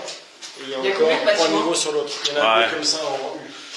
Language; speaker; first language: French; native; French